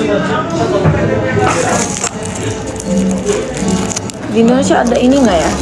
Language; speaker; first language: Indonesian; native; Indonesian